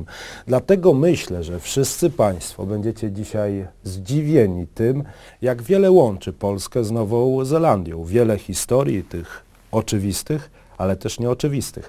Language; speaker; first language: Polish; native; Polish